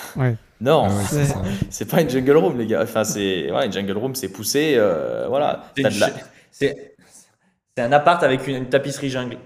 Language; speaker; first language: French; native; French